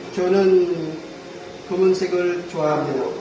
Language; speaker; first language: Korean; non-native, learner; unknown